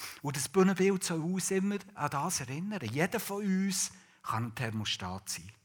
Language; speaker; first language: German; native; German